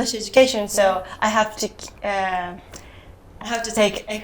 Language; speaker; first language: English; non-native, fluent; Japanese